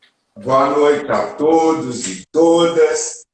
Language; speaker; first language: Portuguese; native; Portuguese